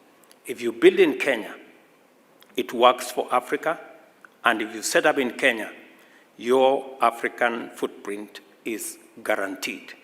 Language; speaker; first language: English; non-native, local second language; Swahili